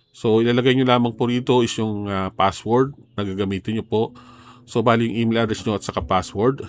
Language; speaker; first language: Filipino; native; Filipino